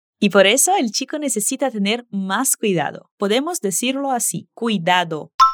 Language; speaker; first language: Spanish; non-native, fluent; Portuguese